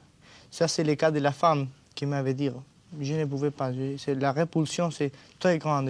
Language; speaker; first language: French; non-native, learner; Spanish